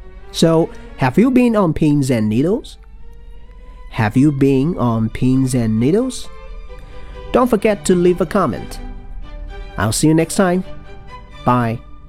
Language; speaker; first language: English; non-native, fluent; Chinese